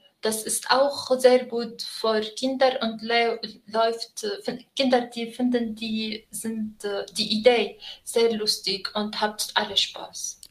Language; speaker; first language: German; non-native, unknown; Arabic